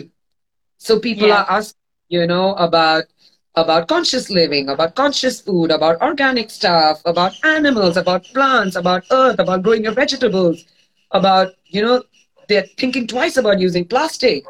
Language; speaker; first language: English; non-native, local second language; Gujarati